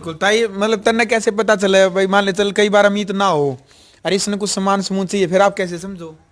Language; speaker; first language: Hindi; native; Hindi